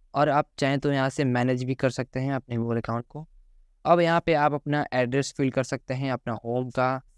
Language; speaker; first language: Hindi; native; Hindi